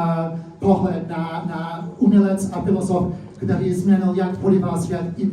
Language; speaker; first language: Czech; early bilingual, heritage; English